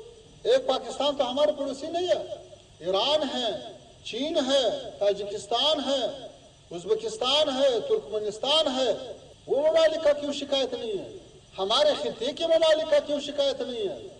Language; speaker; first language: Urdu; non-native, fluent; Pashto